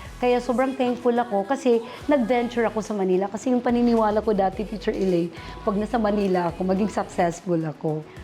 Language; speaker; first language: Filipino; non-native, local second language; Cebuano